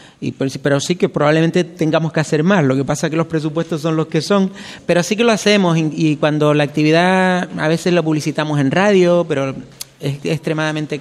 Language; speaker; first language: Spanish; native; Spanish